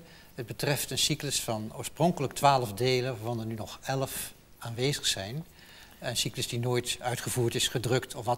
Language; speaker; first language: Dutch; native; Dutch